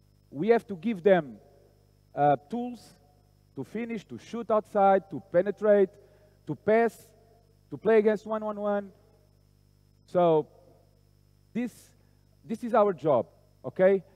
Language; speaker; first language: English; non-native, fluent; Portuguese